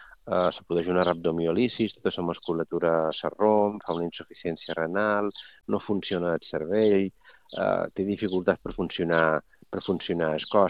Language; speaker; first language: Catalan; native; Catalan